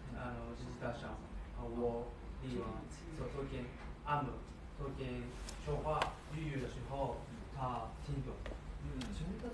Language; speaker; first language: Chinese; non-native, learner; Japanese